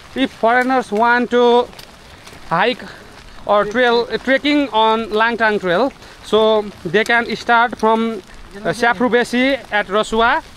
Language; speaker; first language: English; non-native, local second language; Nepali